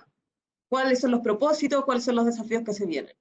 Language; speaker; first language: Spanish; native; Spanish